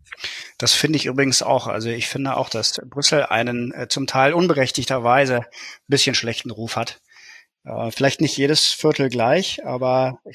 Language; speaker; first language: German; native; German